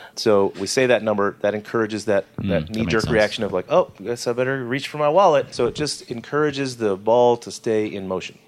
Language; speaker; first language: English; native; English